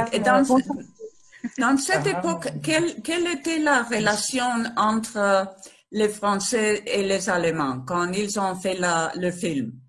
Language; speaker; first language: French; non-native, learner; Spanish